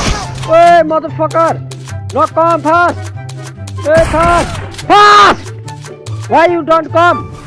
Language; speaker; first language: English; non-native, learner; Nepali